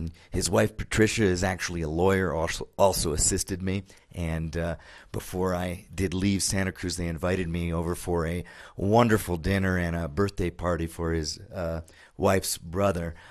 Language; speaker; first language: English; native; English